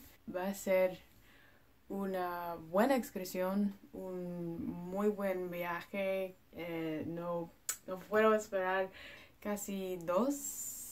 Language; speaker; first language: Spanish; non-native, learner; English